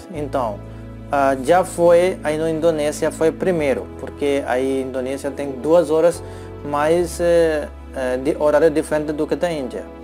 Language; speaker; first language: Portuguese; non-native, learner; Hindi